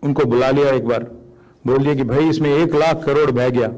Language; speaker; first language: Hindi; non-native, local second language; Telugu